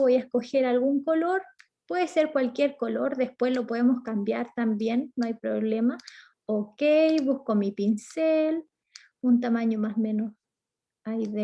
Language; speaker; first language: Spanish; native; Spanish